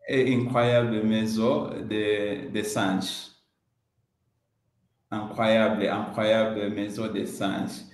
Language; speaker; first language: French; non-native, learner; Swahili